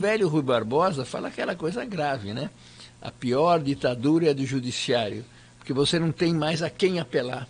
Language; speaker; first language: Portuguese; native; Portuguese